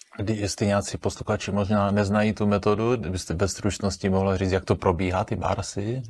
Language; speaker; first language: Czech; native; Czech